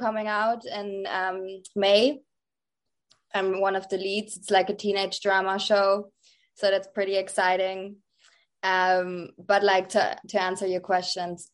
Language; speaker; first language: English; non-native, fluent; Dutch